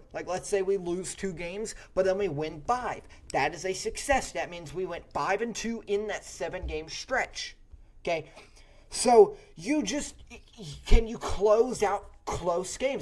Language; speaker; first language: English; native; English